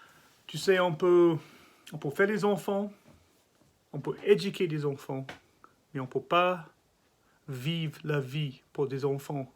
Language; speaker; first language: French; non-native, learner; English